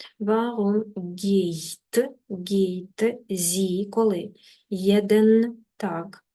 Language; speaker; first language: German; non-native, fluent; Ukrainian